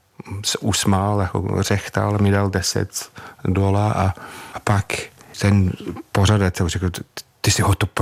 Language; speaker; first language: Czech; non-native, fluent; English